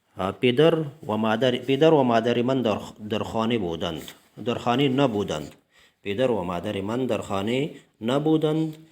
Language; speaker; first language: Persian; non-native, fluent; Urdu